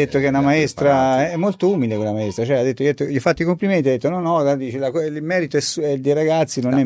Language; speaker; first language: Italian; native; Italian